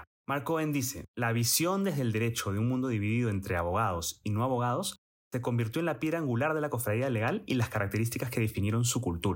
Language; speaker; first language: Spanish; native; Spanish